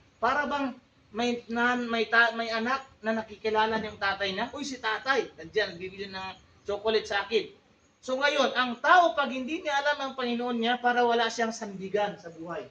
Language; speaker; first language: Filipino; non-native, local second language; Tausug